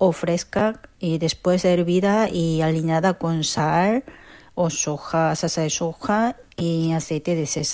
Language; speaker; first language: Spanish; non-native, fluent; Korean